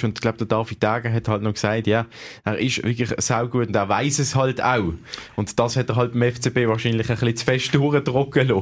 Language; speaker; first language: German; native; German